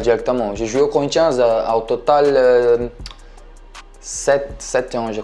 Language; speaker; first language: French; non-native, learner; Portuguese